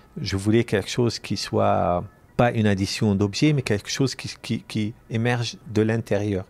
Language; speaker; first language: French; non-native, local second language; Arabic